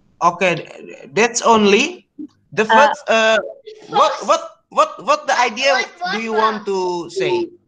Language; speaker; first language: English; non-native, learner; Indonesian